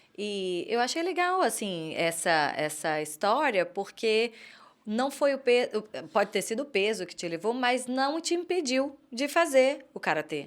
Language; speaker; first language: Portuguese; native; Portuguese